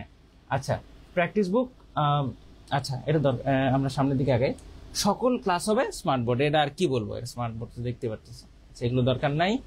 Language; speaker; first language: Bangla; native; Bangla